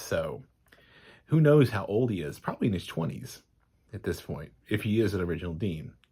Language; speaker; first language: English; native; English